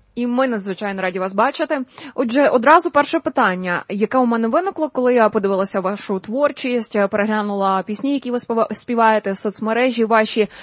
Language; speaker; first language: Ukrainian; native; Ukrainian